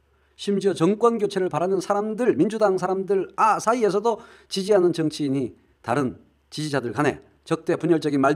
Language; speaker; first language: Korean; native; Korean